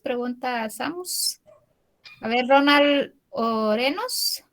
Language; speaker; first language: Spanish; native; Spanish